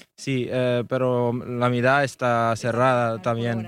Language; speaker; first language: Spanish; non-native, learner; Italian